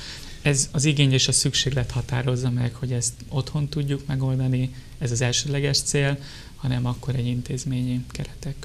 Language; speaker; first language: Hungarian; native; Hungarian